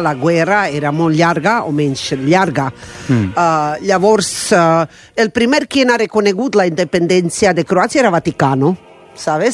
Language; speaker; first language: Catalan; non-native, fluent; Croatian